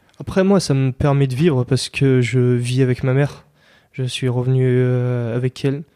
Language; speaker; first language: French; early bilingual, other home language; Kurdish